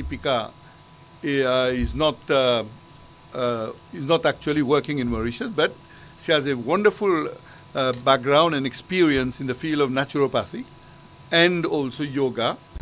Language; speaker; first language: English; non-native, local second language; Morisyen